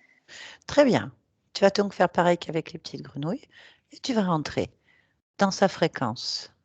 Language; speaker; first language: French; native; French